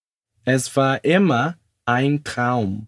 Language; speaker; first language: German; non-native, fluent; Portuguese